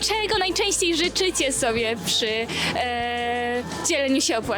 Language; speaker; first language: Polish; native; Polish